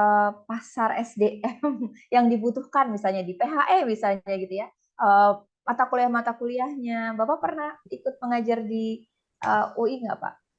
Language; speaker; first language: Indonesian; native; Indonesian